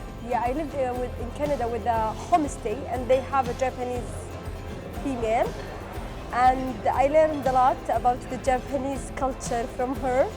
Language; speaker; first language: English; non-native, fluent; Arabic